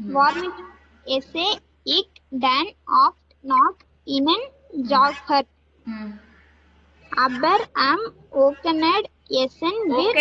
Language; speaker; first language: German; non-native, learner; Tamil